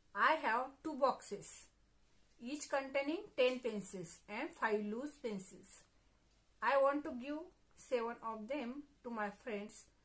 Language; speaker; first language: English; non-native, local second language; Marathi